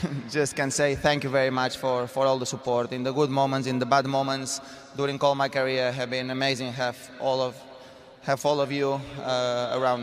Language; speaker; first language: English; non-native, fluent; Spanish